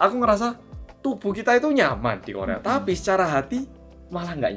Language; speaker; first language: Indonesian; non-native, fluent; Korean